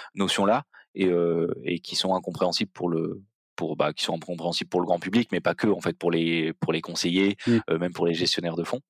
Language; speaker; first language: French; native; French